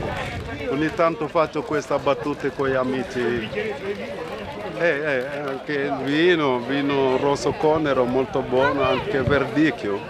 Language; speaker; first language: Italian; non-native, fluent; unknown